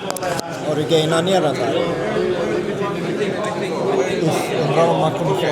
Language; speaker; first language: Swedish; native; Swedish